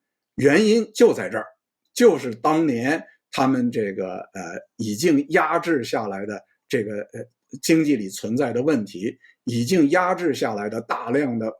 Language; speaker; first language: Chinese; native; Chinese